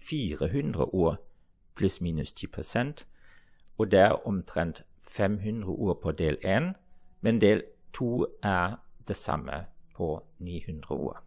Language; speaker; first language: Norwegian; non-native, fluent; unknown